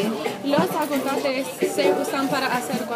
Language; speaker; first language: Spanish; non-native, learner; English